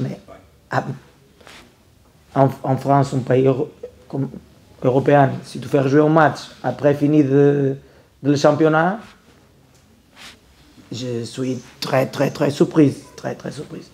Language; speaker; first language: French; non-native, learner; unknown